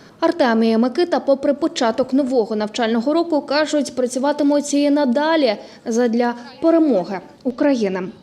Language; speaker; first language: Ukrainian; native; Ukrainian